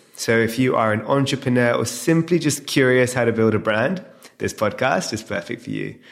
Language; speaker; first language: English; native; English